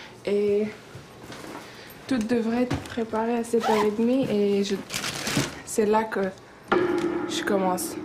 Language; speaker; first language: French; non-native, learner; Persian